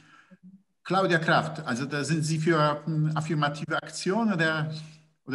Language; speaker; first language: German; non-native, fluent; Polish